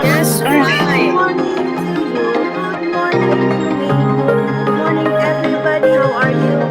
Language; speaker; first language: English; non-native, fluent; Indonesian